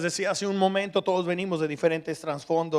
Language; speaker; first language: Spanish; early bilingual, heritage; Spanish